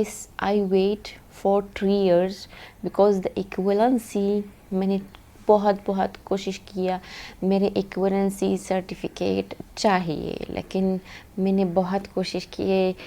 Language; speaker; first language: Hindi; non-native, learner; Arabic